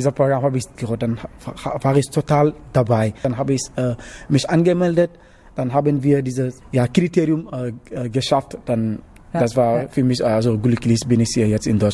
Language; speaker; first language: German; non-native, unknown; Wolof